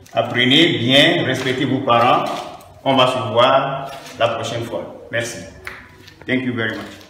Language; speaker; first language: French; non-native, fluent; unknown